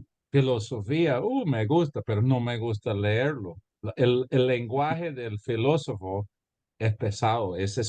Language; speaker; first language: Spanish; early bilingual, heritage; Spanish